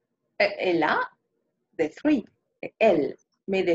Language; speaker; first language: French; non-native, fluent; Spanish